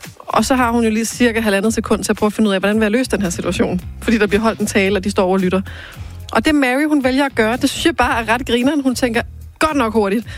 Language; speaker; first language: Danish; native; Danish